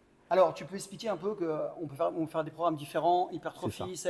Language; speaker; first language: French; native; French